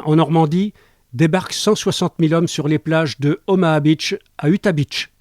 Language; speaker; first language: French; native; French